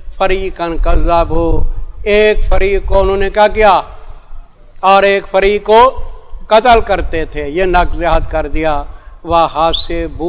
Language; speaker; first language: Urdu; non-native, local second language; Saraiki